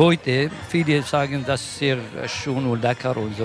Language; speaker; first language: German; non-native, learner; Kurdish